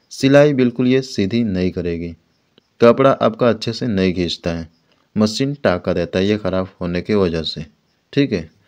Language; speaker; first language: Hindi; native; Hindi